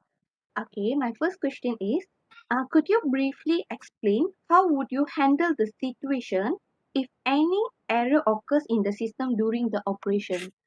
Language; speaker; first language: English; non-native, local second language; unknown